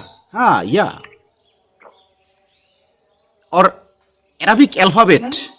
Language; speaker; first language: English; non-native, learner; Bangla